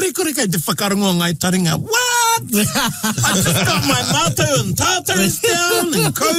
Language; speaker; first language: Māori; non-native, local second language; English